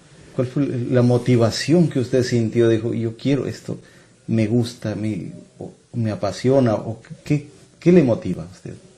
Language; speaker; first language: Spanish; native; Spanish